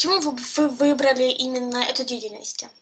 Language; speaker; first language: Russian; native; Russian